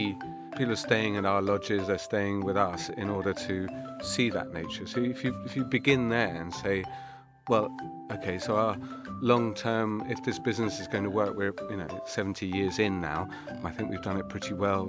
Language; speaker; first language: English; native; English